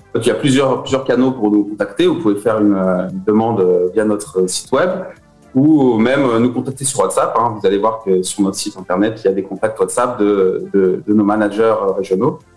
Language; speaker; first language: French; native; French